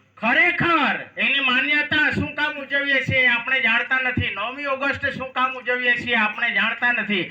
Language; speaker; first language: Gujarati; non-native, local second language; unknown